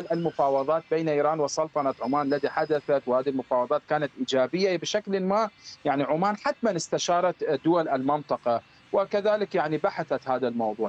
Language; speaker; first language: Arabic; non-native, fluent; Persian